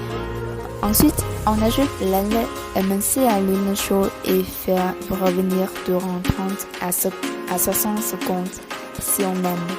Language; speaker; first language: French; non-native, learner; Vietnamese